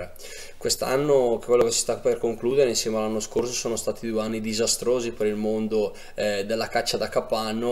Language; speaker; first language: Italian; native; Italian